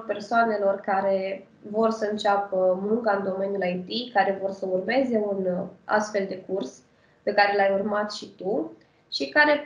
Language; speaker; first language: Romanian; native; Romanian